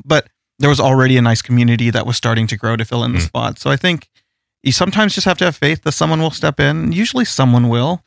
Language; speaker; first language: English; early bilingual, other home language; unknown